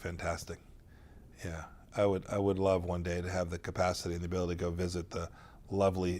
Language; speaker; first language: English; native; English